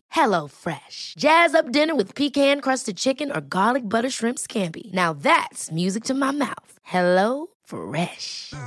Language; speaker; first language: Swedish; non-native, fluent; Arabic